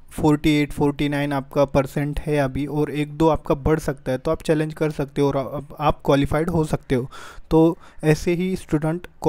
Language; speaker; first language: Hindi; native; Hindi